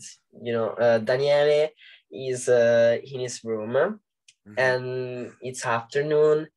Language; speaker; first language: English; non-native, learner; Italian